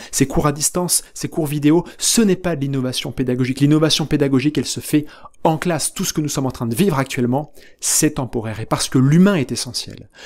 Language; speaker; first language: French; native; French